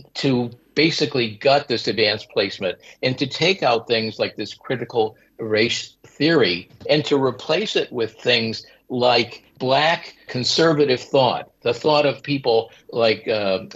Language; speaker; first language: English; native; English